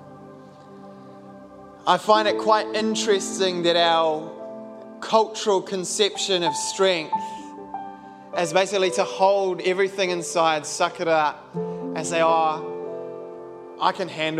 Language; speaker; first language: English; native; English